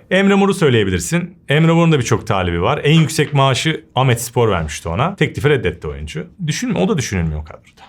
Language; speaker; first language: Turkish; native; Turkish